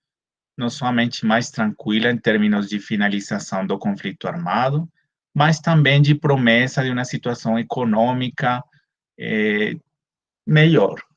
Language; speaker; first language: Portuguese; non-native, fluent; Spanish